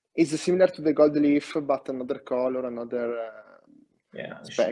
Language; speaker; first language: English; non-native, learner; Italian